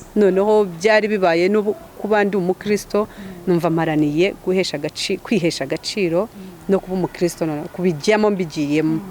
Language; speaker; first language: Kinyarwanda; early bilingual, heritage; Kinyarwanda